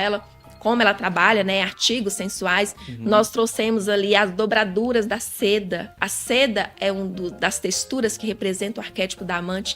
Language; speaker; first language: Portuguese; native; Portuguese